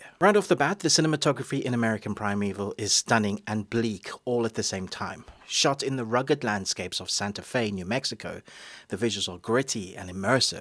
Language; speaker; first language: English; native; English